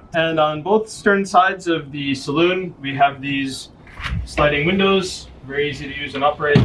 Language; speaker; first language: English; native; English